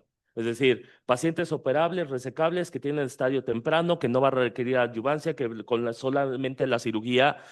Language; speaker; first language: Spanish; native; Spanish